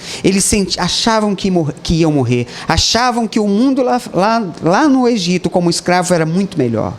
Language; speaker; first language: Portuguese; native; Portuguese